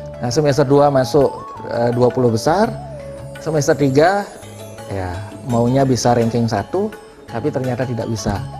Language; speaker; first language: Indonesian; non-native, local second language; Balinese